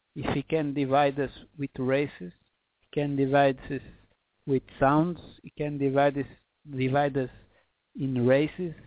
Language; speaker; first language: English; non-native, fluent; Portuguese